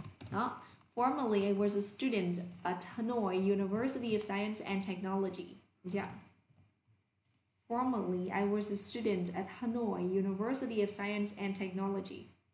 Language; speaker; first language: English; non-native, fluent; Vietnamese